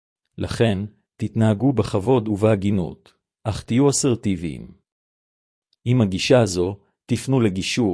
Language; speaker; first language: Hebrew; native; Hebrew